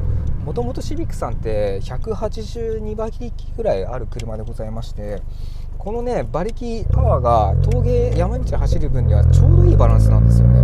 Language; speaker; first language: Japanese; native; Japanese